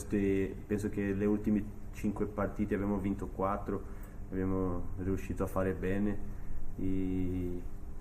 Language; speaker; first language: Italian; non-native, fluent; Portuguese